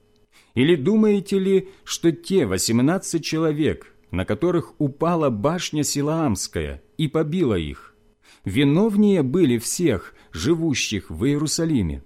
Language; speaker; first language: Russian; native; Russian